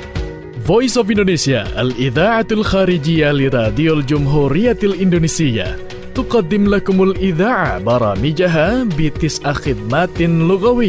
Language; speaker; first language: Arabic; non-native, fluent; Indonesian